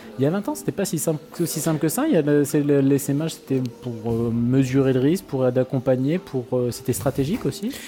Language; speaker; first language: French; native; French